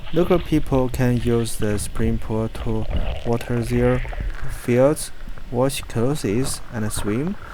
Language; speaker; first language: English; non-native, fluent; Chinese